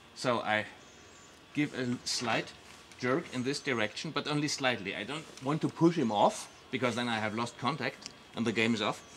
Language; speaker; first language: English; non-native, fluent; German